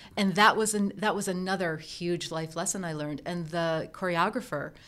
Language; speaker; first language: English; native; English